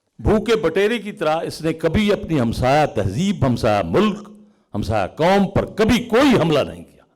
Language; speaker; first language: Urdu; non-native, local second language; Punjabi